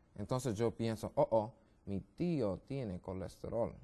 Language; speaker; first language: Spanish; non-native, learner; English